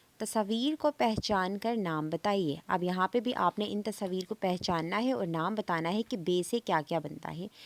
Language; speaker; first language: Urdu; native; Urdu